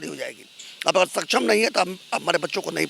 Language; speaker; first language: Hindi; native; Hindi